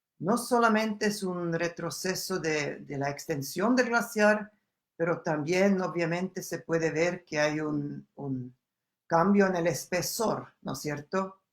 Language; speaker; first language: Spanish; non-native, fluent; German